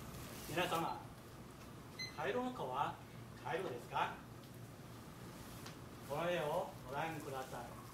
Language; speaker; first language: Japanese; non-native, fluent; Chinese